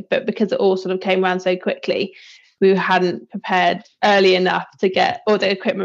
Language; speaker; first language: English; native; English